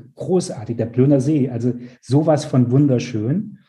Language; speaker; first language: German; native; German